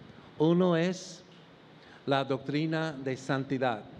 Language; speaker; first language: Spanish; non-native, fluent; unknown